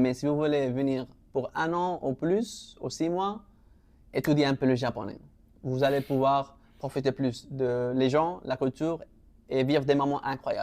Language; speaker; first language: French; non-native, local second language; Arabic